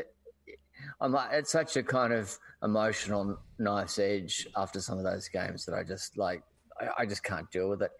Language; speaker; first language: English; native; English